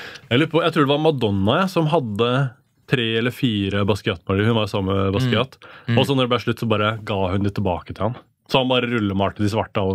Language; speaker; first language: Norwegian; native; Norwegian